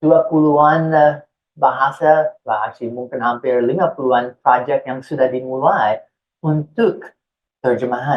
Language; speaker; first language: Indonesian; non-native, fluent; English